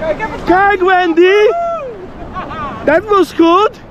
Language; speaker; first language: Dutch; non-native, learner; Polish